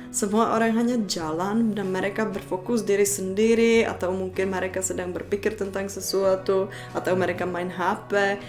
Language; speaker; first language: Indonesian; non-native, fluent; Czech